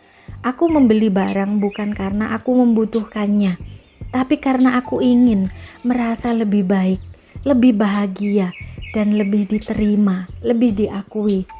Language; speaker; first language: Indonesian; native; Indonesian